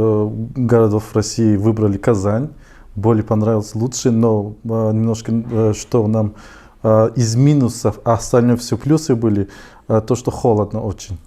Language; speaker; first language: Russian; non-native, fluent; Tajik